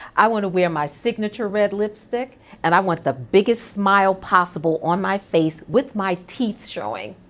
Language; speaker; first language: English; native; English